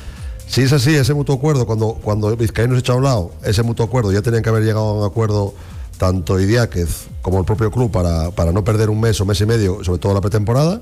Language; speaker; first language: Spanish; native; Spanish